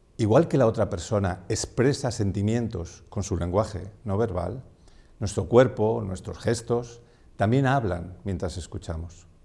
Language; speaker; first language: Spanish; non-native, local second language; Catalan